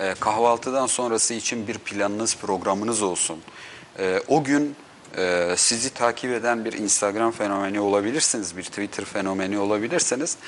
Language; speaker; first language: Turkish; native; Turkish